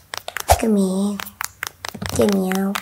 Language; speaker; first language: Spanish; native; Spanish